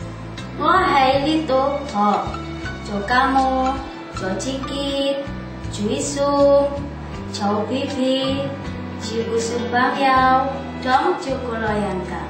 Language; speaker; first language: Cantonese; non-native, learner; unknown